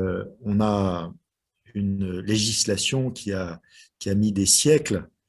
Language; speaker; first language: French; native; French